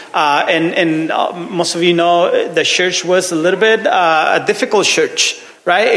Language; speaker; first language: English; non-native, fluent; Spanish